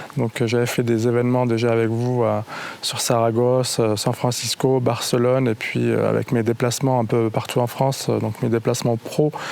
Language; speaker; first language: French; non-native, local second language; Arabic